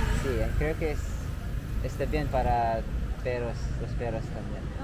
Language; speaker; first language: Spanish; non-native, learner; Filipino